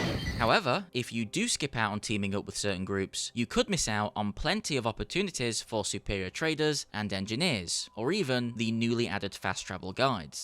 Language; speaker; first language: English; native; English